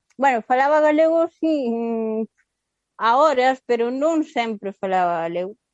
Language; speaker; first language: Galician; non-native, local second language; Spanish